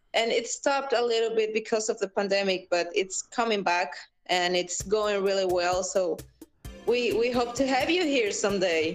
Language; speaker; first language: English; non-native, fluent; Spanish